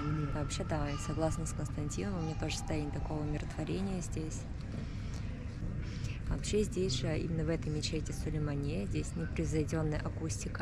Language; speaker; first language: Russian; native; Russian